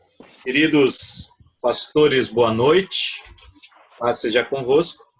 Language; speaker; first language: Portuguese; native; Portuguese